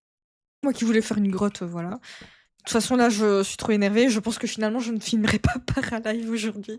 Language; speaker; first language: French; native; French